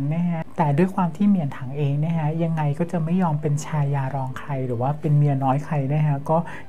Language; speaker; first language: Thai; native; Thai